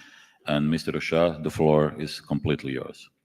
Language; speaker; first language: English; non-native, fluent; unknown